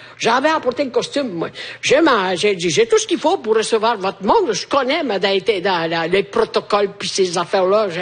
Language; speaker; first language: French; non-native, fluent; Italian